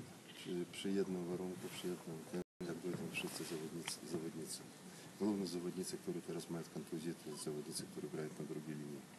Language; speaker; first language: Polish; non-native, learner; Russian